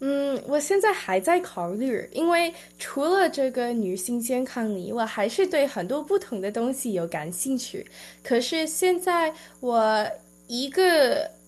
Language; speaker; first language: Chinese; early bilingual, heritage; Chinese